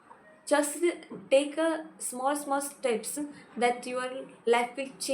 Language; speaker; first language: English; non-native, local second language; Hindi